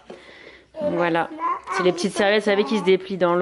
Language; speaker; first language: French; native; French